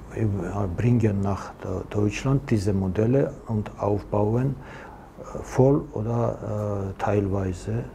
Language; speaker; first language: German; non-native, learner; Georgian